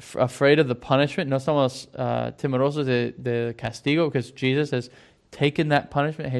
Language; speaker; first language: English; native; English